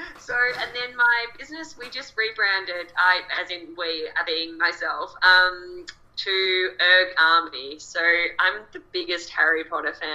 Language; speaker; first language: English; native; English